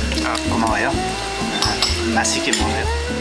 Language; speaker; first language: Korean; non-native, learner; Nepali